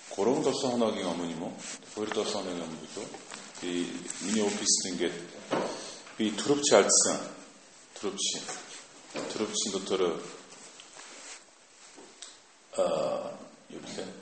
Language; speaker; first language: Mongolian; non-native, fluent; Korean